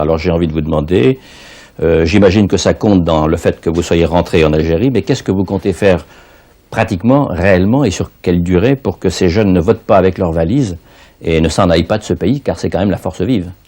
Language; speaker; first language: French; native; French